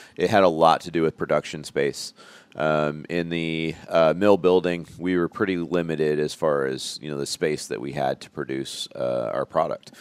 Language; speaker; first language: English; native; English